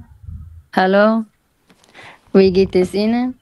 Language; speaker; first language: German; non-native, learner; Persian